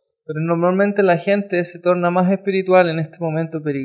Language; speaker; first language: Spanish; native; Spanish